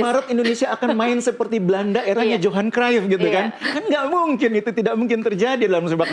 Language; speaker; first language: Indonesian; native; Indonesian